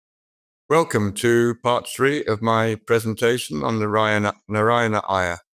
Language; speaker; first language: English; native; English